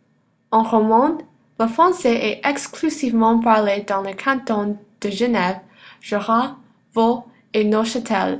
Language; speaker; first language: French; non-native, learner; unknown